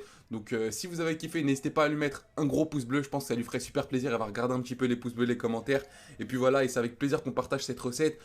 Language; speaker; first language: French; native; French